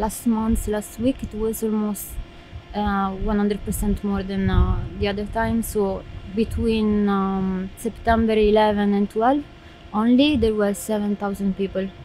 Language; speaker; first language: English; non-native, learner; Italian